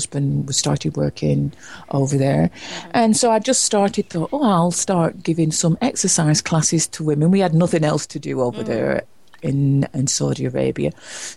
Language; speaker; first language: English; native; English